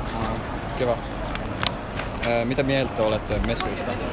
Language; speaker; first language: Finnish; non-native, learner; Estonian